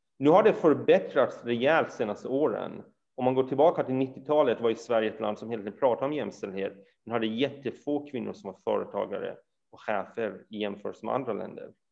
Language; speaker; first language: Swedish; early bilingual, other home language; Persian